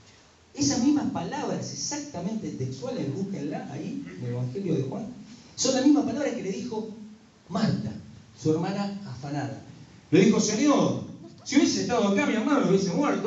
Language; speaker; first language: Spanish; native; Spanish